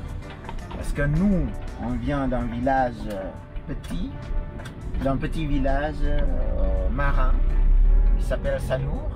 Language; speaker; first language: French; non-native, fluent; Indonesian